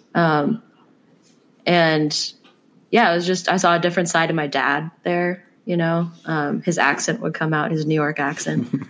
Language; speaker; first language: English; native; English